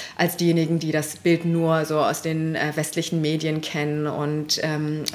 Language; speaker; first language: German; early bilingual, other home language; Persian